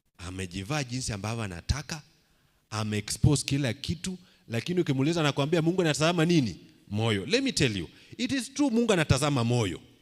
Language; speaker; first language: Swahili; non-native, local second language; Luo (Kenya and Tanzania)